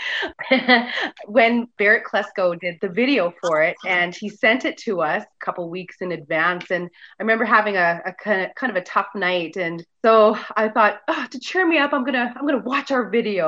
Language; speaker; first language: English; native; English